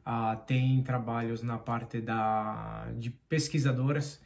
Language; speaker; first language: Portuguese; non-native, fluent; Spanish